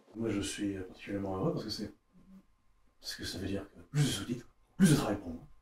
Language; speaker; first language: French; native; French